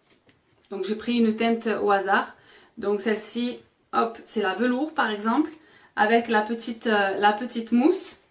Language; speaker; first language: French; native; French